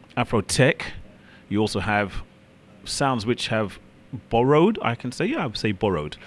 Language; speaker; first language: English; native; English